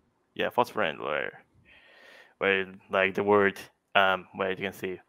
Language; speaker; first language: English; non-native, fluent; Portuguese